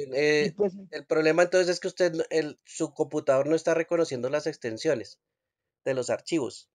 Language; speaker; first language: Spanish; native; Spanish